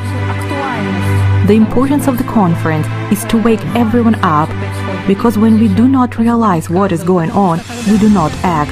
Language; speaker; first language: English; non-native, fluent; Vietnamese